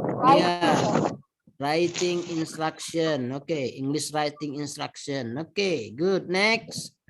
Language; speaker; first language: English; non-native, fluent; Indonesian